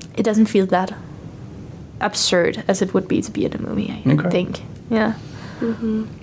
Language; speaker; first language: English; non-native, fluent; Danish